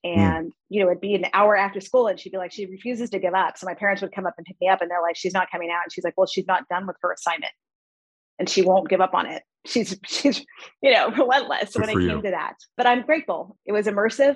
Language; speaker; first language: English; early bilingual, other home language; Spanish